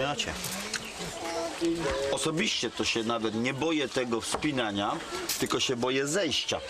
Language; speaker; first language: Polish; native; Polish